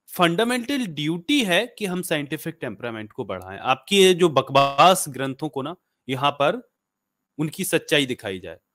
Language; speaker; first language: Hindi; native; Hindi